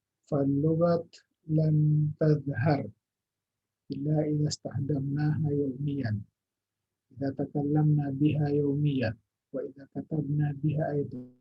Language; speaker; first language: Arabic; non-native, fluent; Indonesian